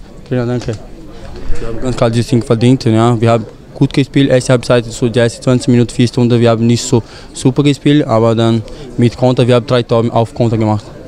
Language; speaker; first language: German; non-native, fluent; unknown